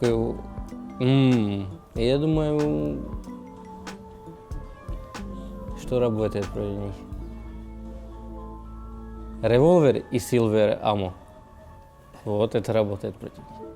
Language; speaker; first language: Russian; non-native, learner; Slovak